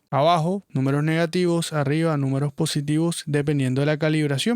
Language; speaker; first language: Spanish; native; Spanish